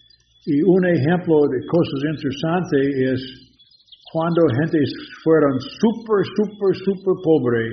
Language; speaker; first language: Spanish; non-native, learner; English